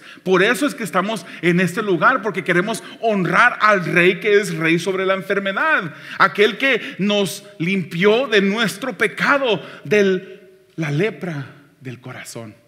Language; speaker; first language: Spanish; native; Spanish